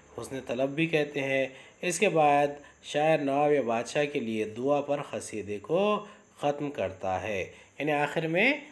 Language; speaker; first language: Urdu; native; Urdu